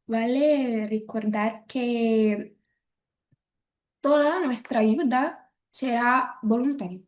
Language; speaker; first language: Spanish; non-native, learner; Portuguese